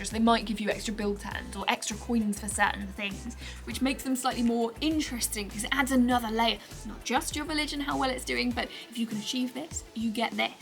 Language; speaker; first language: English; native; English